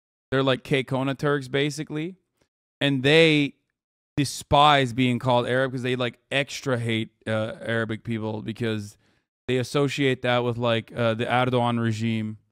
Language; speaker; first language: English; early bilingual, other home language; Turkish